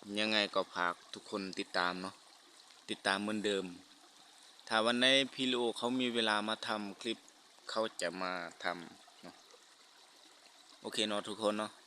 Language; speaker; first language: Thai; non-native, local second language; Lao